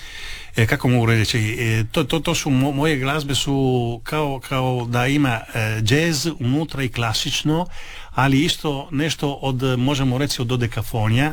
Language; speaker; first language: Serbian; early bilingual, heritage; Italian